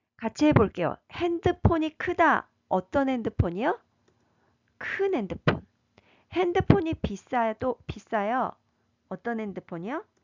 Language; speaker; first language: Korean; native; Korean